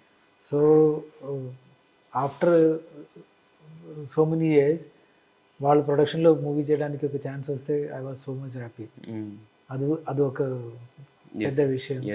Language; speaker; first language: Telugu; non-native, learner; Malayalam